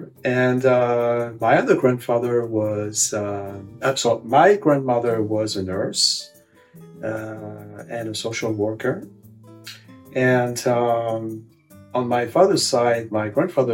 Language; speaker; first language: English; non-native, fluent; French